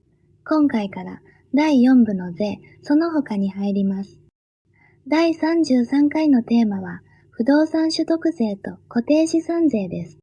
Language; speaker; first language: Japanese; native; Japanese